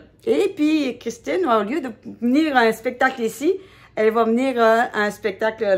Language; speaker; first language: French; native; French